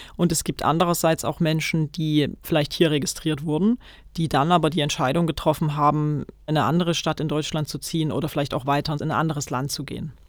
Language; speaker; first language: German; native; German